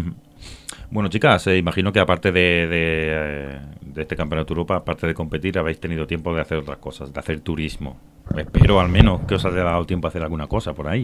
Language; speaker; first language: Spanish; native; Spanish